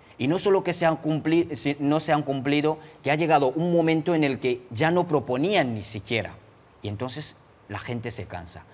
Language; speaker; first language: Spanish; non-native, fluent; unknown